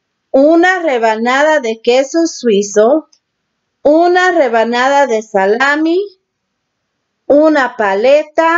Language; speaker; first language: Spanish; early bilingual, heritage; Spanish